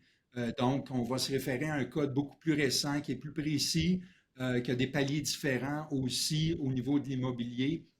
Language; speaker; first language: French; native; French